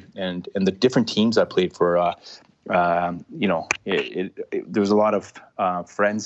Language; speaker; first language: English; non-native, fluent; Punjabi